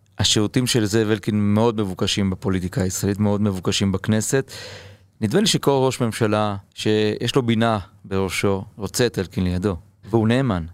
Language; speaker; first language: Hebrew; native; Hebrew